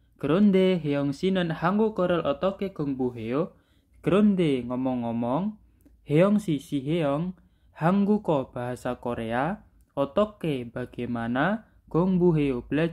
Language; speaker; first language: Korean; non-native, learner; Indonesian